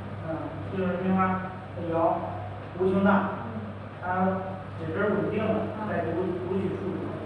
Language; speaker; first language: Chinese; native; Chinese